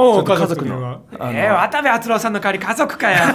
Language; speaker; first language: Japanese; native; Japanese